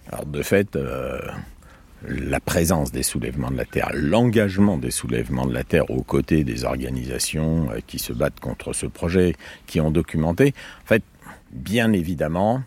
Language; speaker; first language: French; native; French